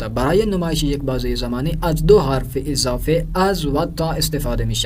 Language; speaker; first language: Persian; non-native, fluent; Urdu